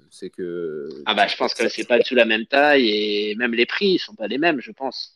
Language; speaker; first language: French; native; French